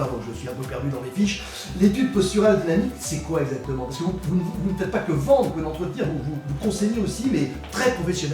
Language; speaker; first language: French; native; French